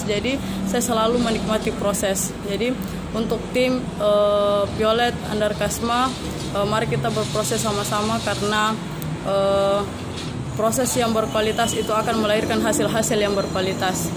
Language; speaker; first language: Indonesian; native; Indonesian